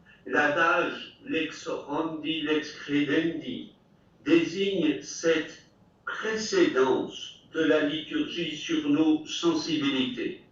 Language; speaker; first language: French; native; French